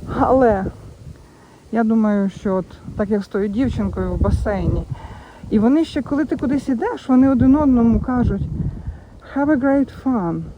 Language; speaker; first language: Ukrainian; native; Ukrainian